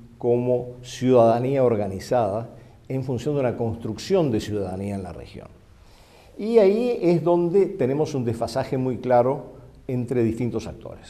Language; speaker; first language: Spanish; native; Spanish